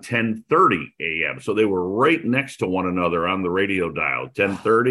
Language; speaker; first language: English; native; English